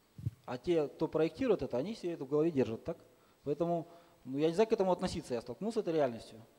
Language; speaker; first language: Russian; native; Russian